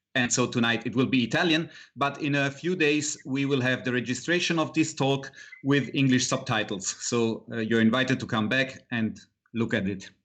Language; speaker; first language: English; non-native, fluent; Italian